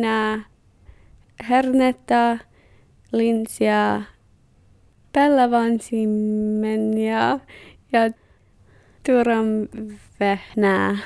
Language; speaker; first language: Finnish; non-native, learner; English